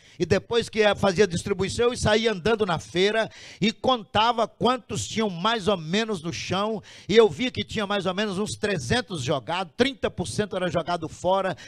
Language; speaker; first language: Portuguese; native; Portuguese